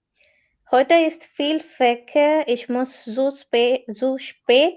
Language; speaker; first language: German; non-native, learner; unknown